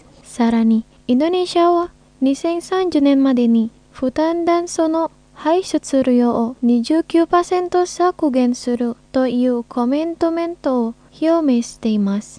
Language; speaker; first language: Japanese; non-native, fluent; Indonesian